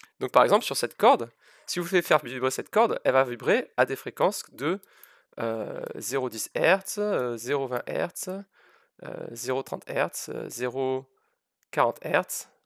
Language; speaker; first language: French; native; French